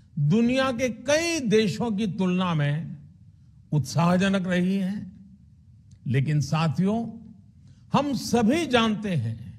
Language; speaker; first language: Hindi; non-native, local second language; Gujarati